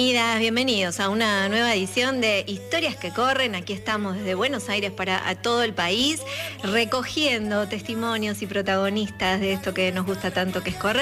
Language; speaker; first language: Spanish; native; Spanish